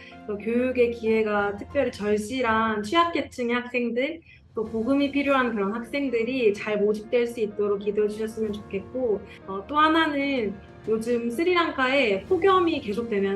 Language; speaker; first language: Korean; native; Korean